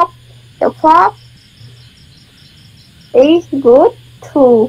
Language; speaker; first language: English; non-native, learner; Khmer